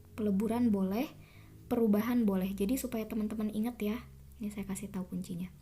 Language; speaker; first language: Indonesian; native; Indonesian